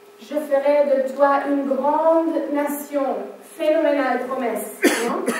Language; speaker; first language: French; non-native, fluent; German